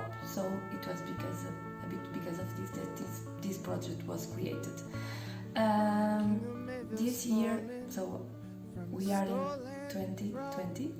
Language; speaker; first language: English; non-native, fluent; Portuguese